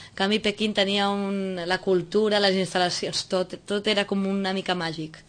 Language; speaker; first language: Catalan; native; Catalan